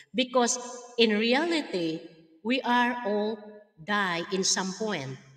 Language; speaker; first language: English; non-native, local second language; Filipino